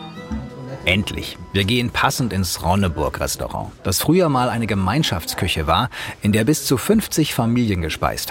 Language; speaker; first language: German; native; German